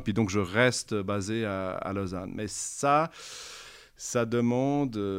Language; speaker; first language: French; native; French